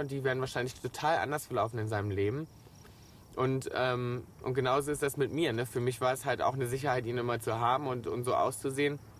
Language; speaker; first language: German; native; German